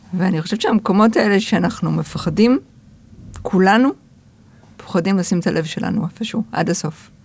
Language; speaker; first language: Hebrew; early bilingual, other home language; English